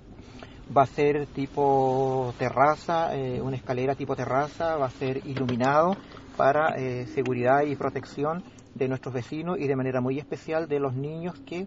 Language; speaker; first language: Spanish; native; Spanish